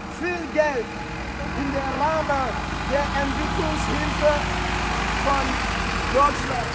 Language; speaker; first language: German; non-native, fluent; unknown